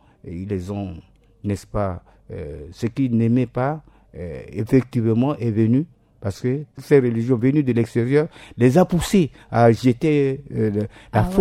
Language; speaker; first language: French; non-native, local second language; Sango